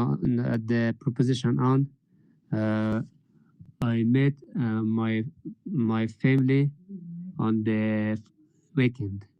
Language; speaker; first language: English; non-native, learner; Persian